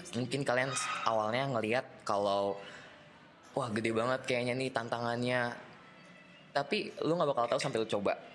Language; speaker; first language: Indonesian; native; Indonesian